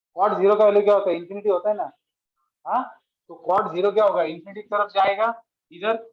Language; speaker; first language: Hindi; non-native, local second language; Marathi